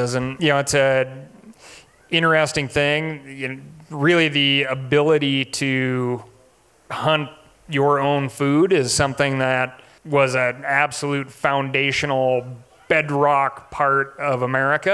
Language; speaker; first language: English; native; English